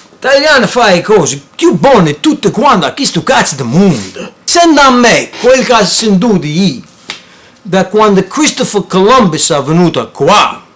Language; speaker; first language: Italian; early bilingual, heritage; English